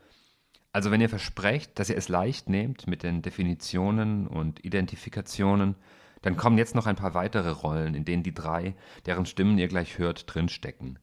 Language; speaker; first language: German; native; German